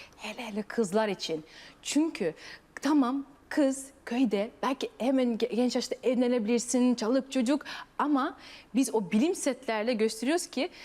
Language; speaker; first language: Turkish; early bilingual, heritage; Turkish